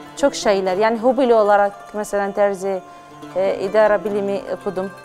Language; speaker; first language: Turkish; non-native, learner; Arabic